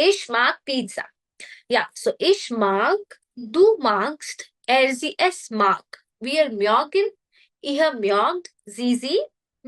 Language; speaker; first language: German; non-native, fluent; Hindi